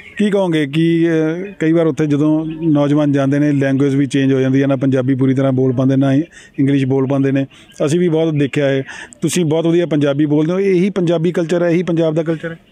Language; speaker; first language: Punjabi; native; Punjabi